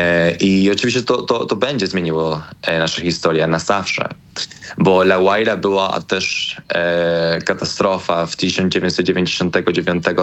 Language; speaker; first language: Polish; non-native, learner; Spanish